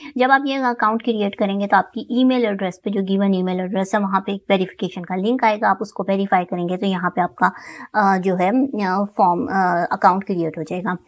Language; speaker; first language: Urdu; native; Urdu